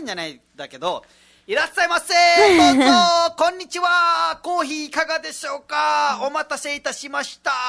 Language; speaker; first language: Japanese; non-native, fluent; Nepali